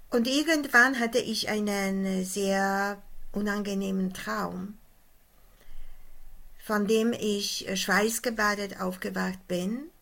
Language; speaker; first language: German; non-native, fluent; Polish